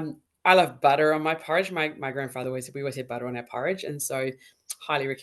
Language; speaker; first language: English; native; English